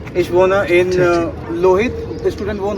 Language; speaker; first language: German; non-native, learner; Hindi